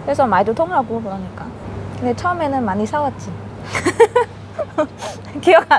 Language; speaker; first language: Korean; non-native, learner; Vietnamese